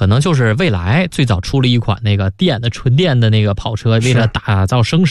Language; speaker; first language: Chinese; native; Chinese